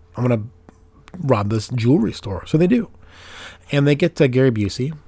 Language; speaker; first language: English; native; English